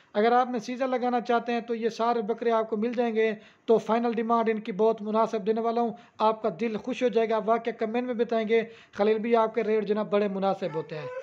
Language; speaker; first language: Urdu; non-native, local second language; Saraiki